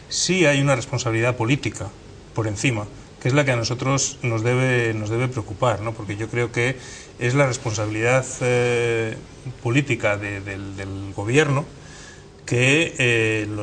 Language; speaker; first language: Spanish; native; Spanish